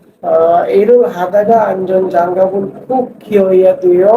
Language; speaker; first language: Korean; non-native, fluent; Bangla